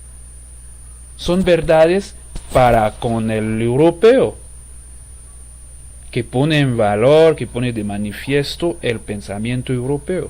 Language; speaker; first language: Spanish; non-native, fluent; Haitian Creole